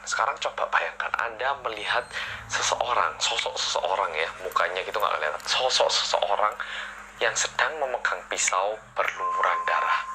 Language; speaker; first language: Indonesian; non-native, fluent; Korean